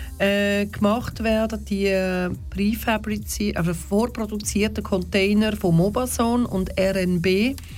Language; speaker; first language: German; early bilingual, other home language; Turkish